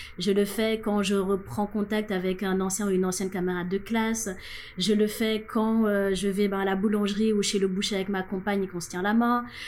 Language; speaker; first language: French; non-native, local second language; Wolof